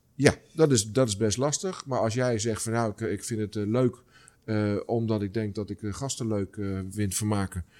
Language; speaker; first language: Dutch; native; Dutch